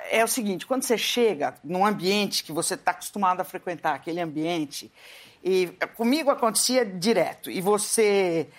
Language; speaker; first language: Portuguese; native; Portuguese